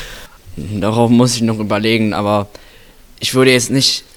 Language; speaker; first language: German; early bilingual, other home language; Romanian